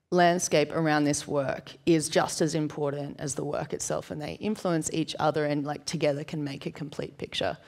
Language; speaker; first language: English; native; English